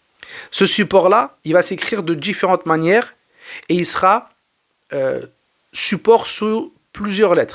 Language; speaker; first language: French; native; French